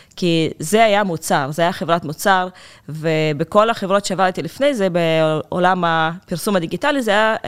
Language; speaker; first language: Hebrew; non-native, fluent; Russian